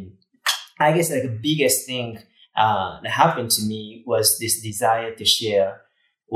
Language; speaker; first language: English; non-native, fluent; Japanese